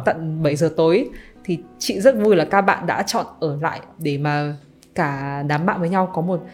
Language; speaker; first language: Vietnamese; native; Vietnamese